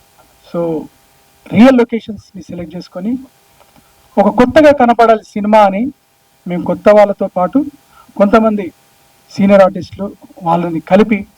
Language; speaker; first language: Telugu; native; Telugu